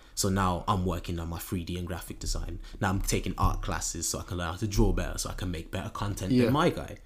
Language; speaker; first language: English; native; English